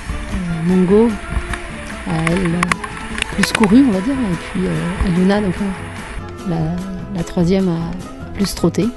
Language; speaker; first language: French; native; French